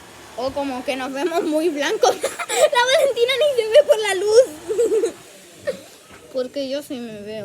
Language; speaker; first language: Spanish; native; Spanish